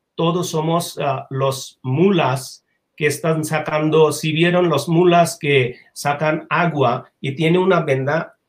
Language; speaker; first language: Spanish; non-native, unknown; Bangla